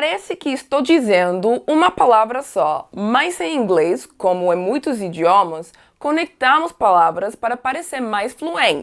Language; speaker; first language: Portuguese; non-native, fluent; English